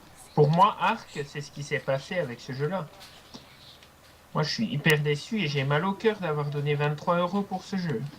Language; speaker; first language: French; native; French